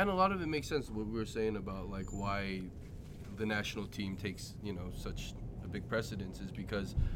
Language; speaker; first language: English; early bilingual, other home language; Korean